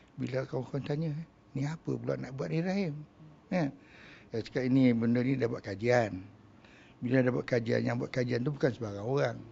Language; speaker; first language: Malay; native; Malay